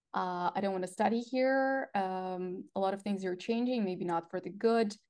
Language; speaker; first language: English; non-native, fluent; Russian